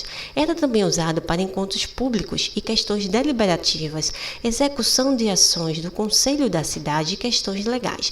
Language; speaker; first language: Portuguese; native; Portuguese